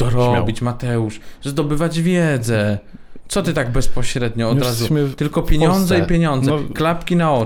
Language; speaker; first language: Polish; native; Polish